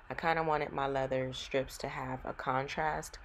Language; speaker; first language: English; native; English